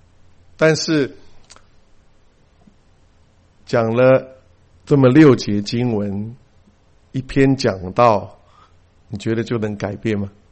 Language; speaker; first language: Chinese; native; Chinese